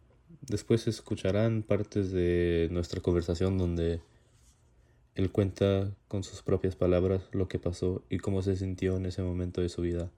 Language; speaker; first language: Spanish; early bilingual, heritage; Spanish